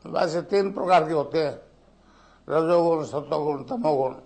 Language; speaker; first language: Hindi; native; Hindi